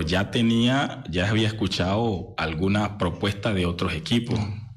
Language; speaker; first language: Spanish; native; Spanish